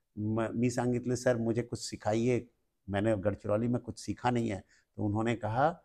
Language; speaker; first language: Hindi; non-native, local second language; Marathi